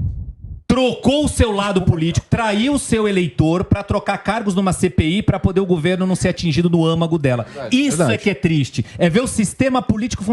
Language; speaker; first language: Portuguese; native; Portuguese